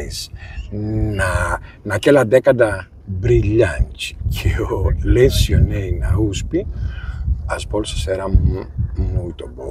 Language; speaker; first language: Portuguese; non-native, fluent; Greek